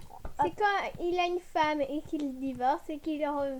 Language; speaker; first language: French; native; French